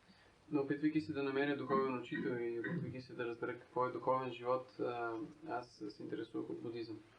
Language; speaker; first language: Bulgarian; native; Bulgarian